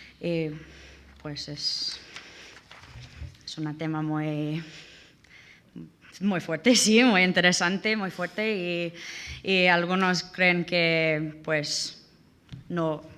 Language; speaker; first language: Spanish; non-native, learner; English